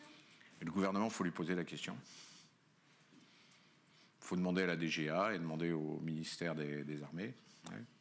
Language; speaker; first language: French; native; French